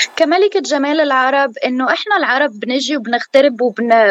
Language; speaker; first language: Arabic; early bilingual, heritage; Arabic